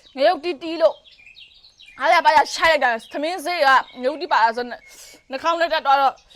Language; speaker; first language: Burmese; non-native, local second language; Kachin